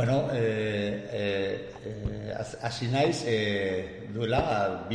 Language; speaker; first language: Basque; non-native, local second language; Spanish